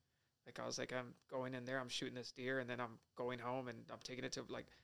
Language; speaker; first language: English; native; English